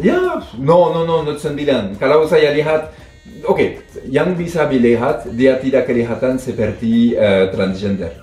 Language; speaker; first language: Indonesian; non-native, fluent; French